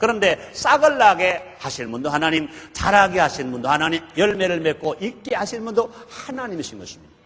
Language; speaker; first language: Korean; native; Korean